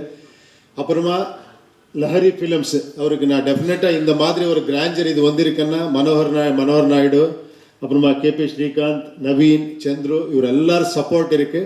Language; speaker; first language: Tamil; non-native, fluent; Kannada